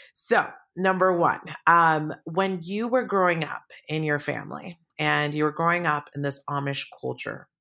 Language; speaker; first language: English; native; English